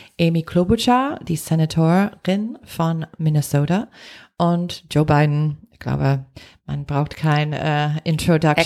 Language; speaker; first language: German; non-native, fluent; English